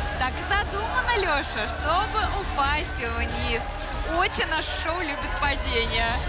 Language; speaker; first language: Russian; native; Russian